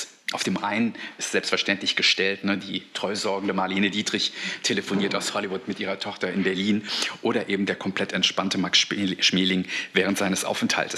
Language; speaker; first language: German; native; German